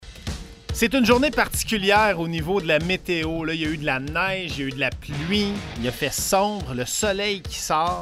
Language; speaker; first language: French; native; French